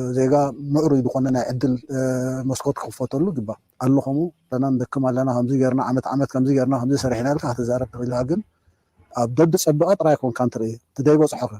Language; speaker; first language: Tigrinya; native; Tigrinya